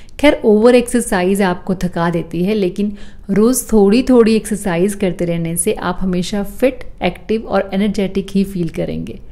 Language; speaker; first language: Hindi; native; Hindi